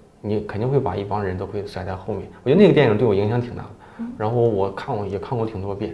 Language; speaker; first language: Chinese; native; Chinese